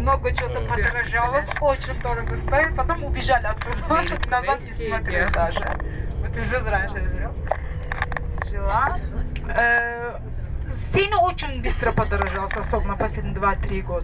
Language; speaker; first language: Russian; non-native, fluent; Turkish